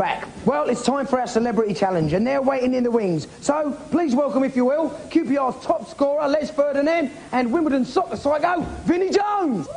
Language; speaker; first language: English; native; English